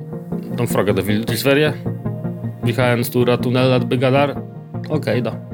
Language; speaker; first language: Swedish; non-native, learner; Polish